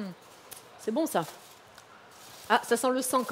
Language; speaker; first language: French; native; French